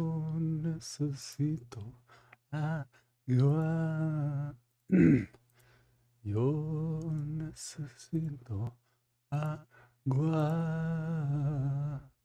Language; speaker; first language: Spanish; non-native, learner; English